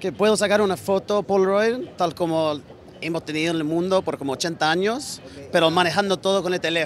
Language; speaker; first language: Spanish; early bilingual, heritage; English